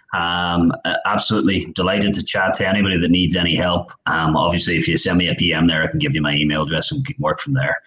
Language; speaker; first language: English; native; English